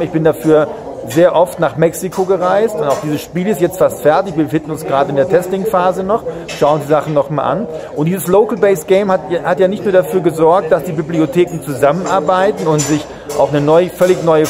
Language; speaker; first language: German; native; German